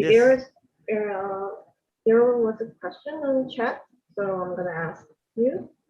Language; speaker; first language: English; non-native, fluent; Korean